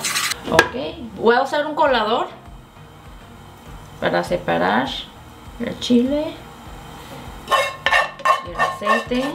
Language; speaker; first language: Spanish; non-native, fluent; Korean